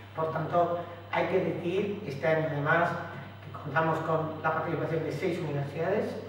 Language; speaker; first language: Spanish; native; Spanish